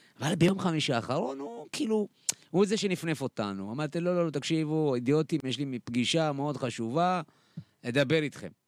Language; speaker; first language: Hebrew; early bilingual, other home language; Amharic